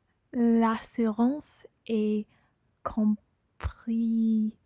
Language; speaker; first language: French; non-native, learner; English